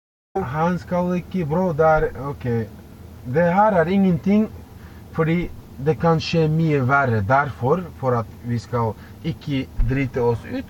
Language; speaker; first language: Norwegian; non-native, fluent; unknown